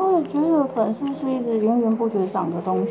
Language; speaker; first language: Chinese; native; Chinese